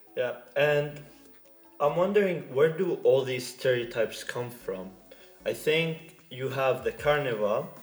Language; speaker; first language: English; non-native, fluent; Arabic